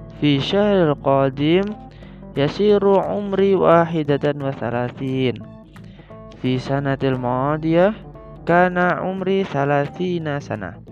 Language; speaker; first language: Arabic; non-native, learner; Indonesian